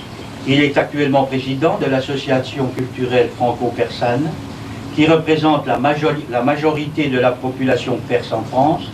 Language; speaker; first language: French; native; French